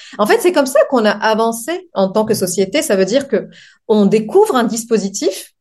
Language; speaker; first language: French; non-native, local second language; Arabic